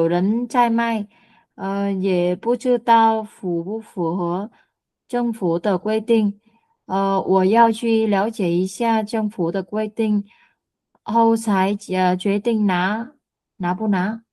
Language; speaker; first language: Chinese; non-native, learner; Vietnamese